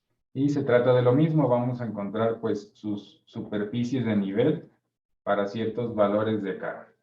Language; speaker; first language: Spanish; native; Spanish